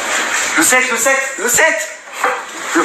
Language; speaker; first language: French; native; French